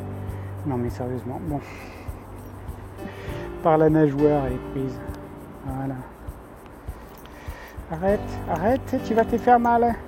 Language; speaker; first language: French; native; French